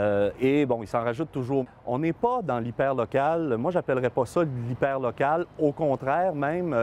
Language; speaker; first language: French; native; French